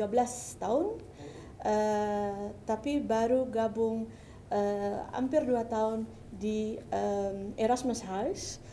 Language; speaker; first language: Indonesian; early bilingual, heritage; Dutch